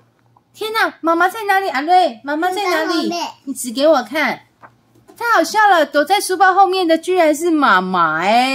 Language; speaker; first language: Chinese; native; Chinese